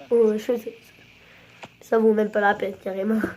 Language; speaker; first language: French; native; French